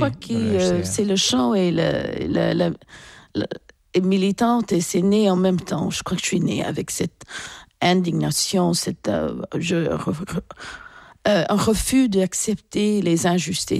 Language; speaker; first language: French; non-native, fluent; English